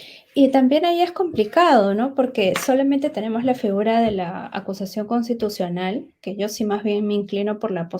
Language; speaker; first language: Spanish; native; Spanish